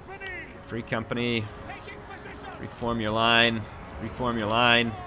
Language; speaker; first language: English; native; English